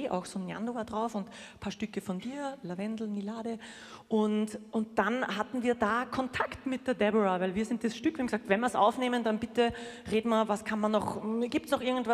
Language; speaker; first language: German; native; German